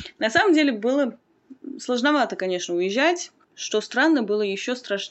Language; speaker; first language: Russian; non-native, local second language; Armenian